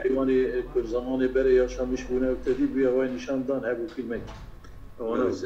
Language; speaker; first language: Turkish; non-native, local second language; Kurdish